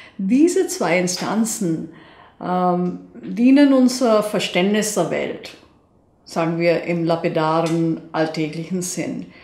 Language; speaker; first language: German; non-native, fluent; Hindi